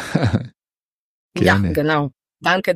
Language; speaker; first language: German; non-native, learner; Ukrainian